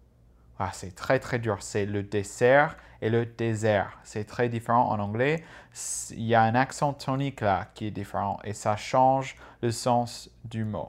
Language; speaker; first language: French; non-native, fluent; English